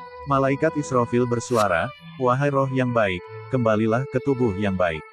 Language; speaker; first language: Indonesian; native; Indonesian